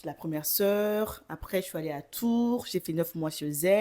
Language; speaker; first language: French; non-native, local second language; Bambara